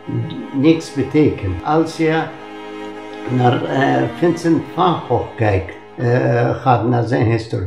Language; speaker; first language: Dutch; non-native, fluent; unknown